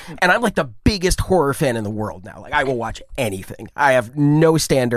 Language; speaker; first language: English; native; English